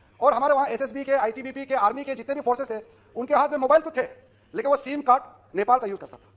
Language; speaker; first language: Hindi; non-native, local second language; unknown